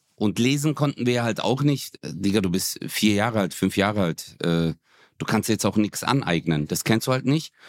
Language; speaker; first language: German; early bilingual, other home language; Turkish